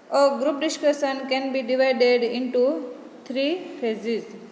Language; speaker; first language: English; non-native, local second language; Gujarati